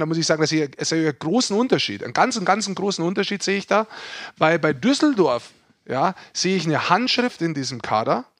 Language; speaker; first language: German; native; German